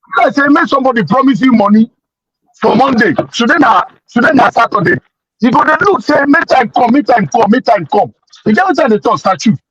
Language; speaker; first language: Nigerian Pidgin; native; Nigerian Pidgin